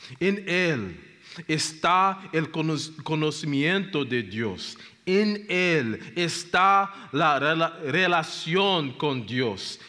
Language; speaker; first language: Spanish; non-native, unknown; English